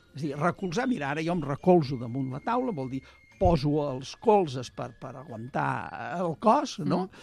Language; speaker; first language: Catalan; native; Catalan